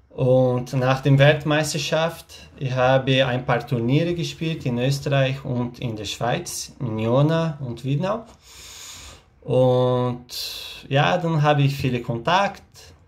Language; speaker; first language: German; non-native, learner; Portuguese